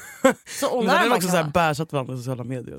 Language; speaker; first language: Swedish; native; Swedish